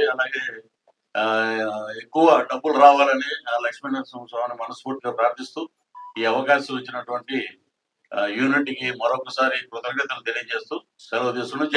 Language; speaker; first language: Telugu; native; Telugu